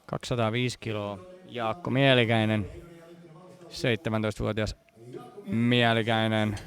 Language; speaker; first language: Finnish; native; Finnish